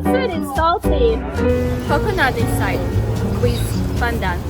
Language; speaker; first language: English; non-native, learner; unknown